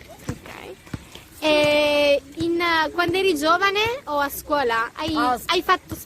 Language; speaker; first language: Italian; native; Italian